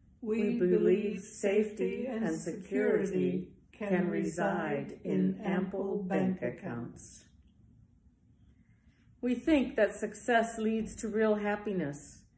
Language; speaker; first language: English; native; English